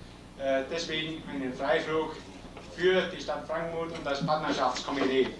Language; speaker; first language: German; native; German